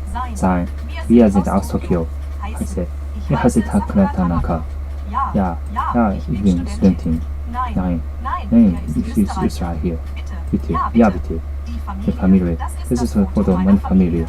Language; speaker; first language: German; non-native, learner; Japanese